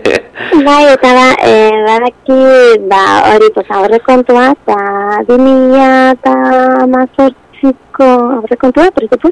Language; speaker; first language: Basque; non-native, local second language; Spanish